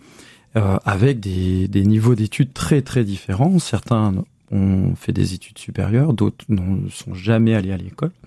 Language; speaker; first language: French; native; French